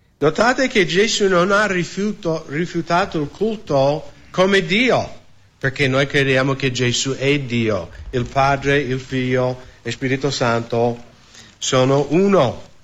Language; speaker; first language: Italian; non-native, fluent; English